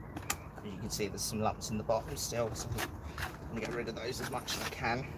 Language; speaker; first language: English; native; English